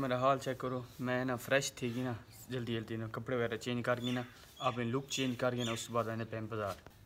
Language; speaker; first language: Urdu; non-native, local second language; Saraiki